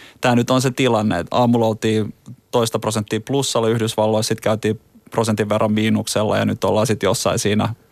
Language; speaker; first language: Finnish; native; Finnish